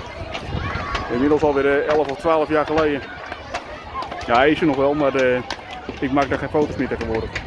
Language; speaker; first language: Dutch; native; Dutch